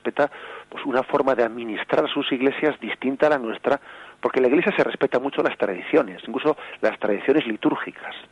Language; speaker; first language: Spanish; native; Spanish